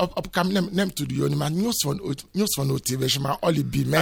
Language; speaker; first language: Hungarian; non-native, fluent; Yoruba